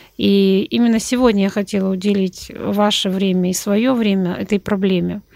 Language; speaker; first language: Russian; native; Russian